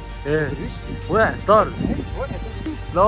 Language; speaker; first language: Arabic; native; Arabic